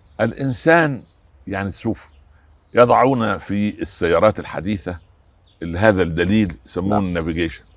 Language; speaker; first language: Arabic; native; Arabic